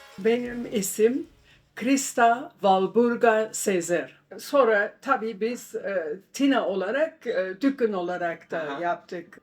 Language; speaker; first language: Turkish; non-native, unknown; German